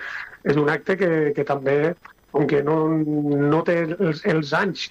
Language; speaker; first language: Catalan; native; Catalan